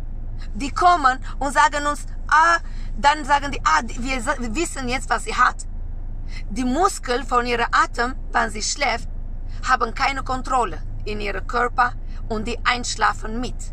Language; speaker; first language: German; non-native, learner; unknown